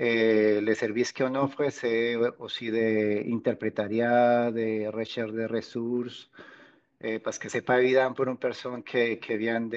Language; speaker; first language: French; non-native, fluent; Spanish